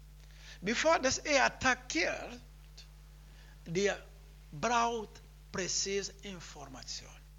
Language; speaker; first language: German; non-native, learner; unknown